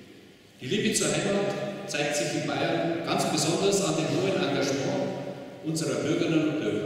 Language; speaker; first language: German; native; German